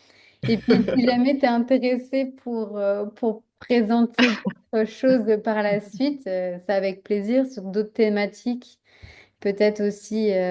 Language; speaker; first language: French; native; French